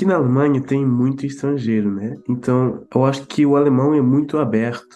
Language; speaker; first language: Portuguese; early bilingual, heritage; Portuguese